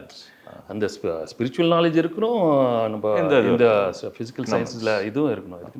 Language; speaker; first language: Tamil; non-native, local second language; Telugu